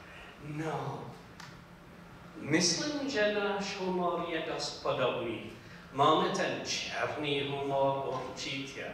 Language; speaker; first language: Czech; non-native, fluent; English